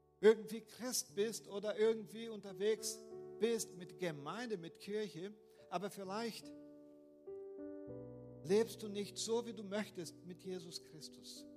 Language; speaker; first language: German; non-native, fluent; Portuguese